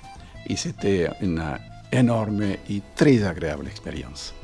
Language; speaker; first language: French; non-native, fluent; Spanish